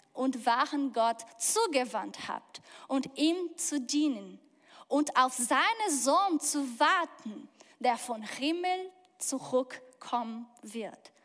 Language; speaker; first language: German; non-native, fluent; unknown